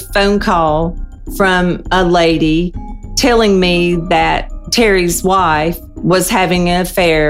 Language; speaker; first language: English; native; English